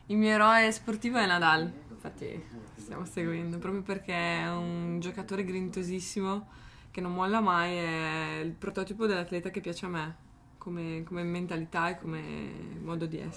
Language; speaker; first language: Italian; native; Italian